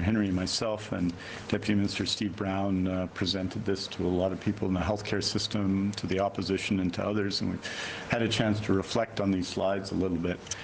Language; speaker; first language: English; native; English